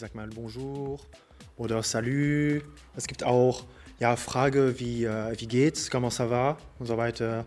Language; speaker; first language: German; non-native, fluent; French